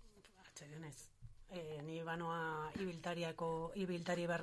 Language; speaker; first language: Basque; non-native, learner; Spanish